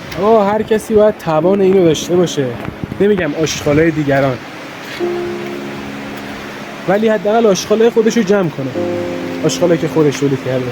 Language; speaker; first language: Persian; native; Persian